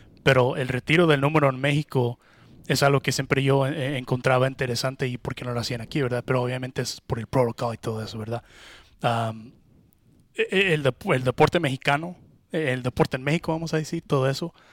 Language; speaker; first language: Spanish; early bilingual, heritage; Spanish